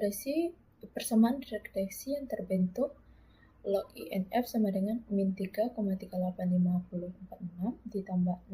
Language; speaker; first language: Indonesian; native; Indonesian